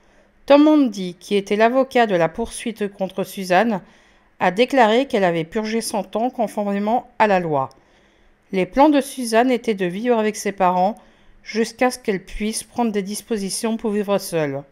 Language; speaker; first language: French; native; French